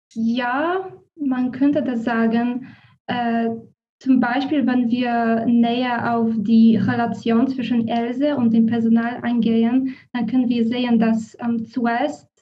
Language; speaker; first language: German; non-native, fluent; Polish